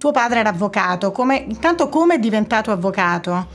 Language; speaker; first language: Italian; native; Italian